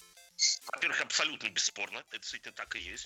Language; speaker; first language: Russian; native; Russian